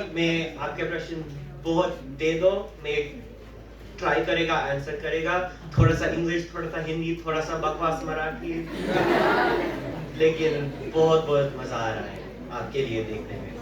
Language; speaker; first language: Hindi; early bilingual, heritage; English